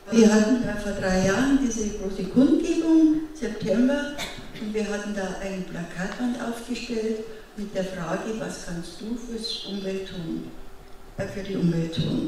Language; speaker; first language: German; non-native, fluent; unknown